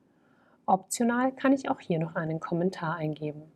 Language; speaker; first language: German; native; German